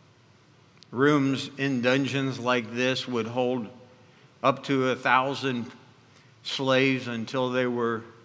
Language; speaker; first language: English; native; English